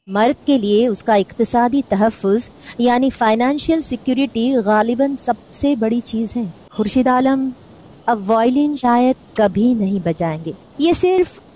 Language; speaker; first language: Urdu; non-native, local second language; Marathi